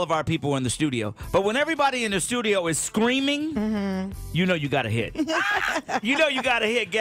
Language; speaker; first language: English; native; English